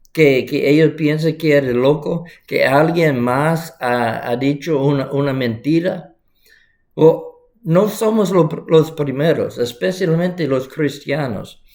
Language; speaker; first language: Spanish; non-native, fluent; English